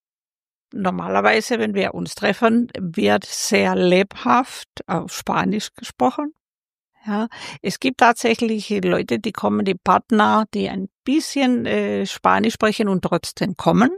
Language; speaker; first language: German; non-native, fluent; Spanish